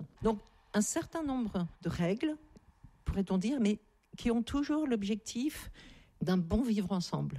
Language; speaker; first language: French; native; French